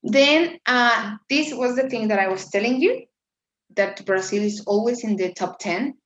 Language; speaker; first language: English; non-native, fluent; Spanish